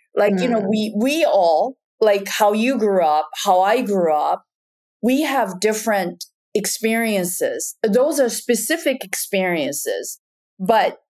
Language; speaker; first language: English; non-native, fluent; Japanese